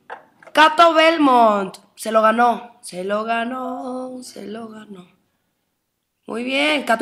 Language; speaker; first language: Spanish; native; Spanish